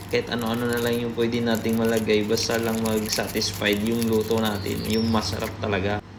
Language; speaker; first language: Filipino; non-native, local second language; Cebuano